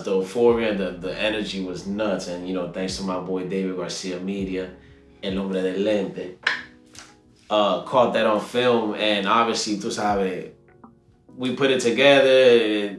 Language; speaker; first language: English; early bilingual, other home language; Spanish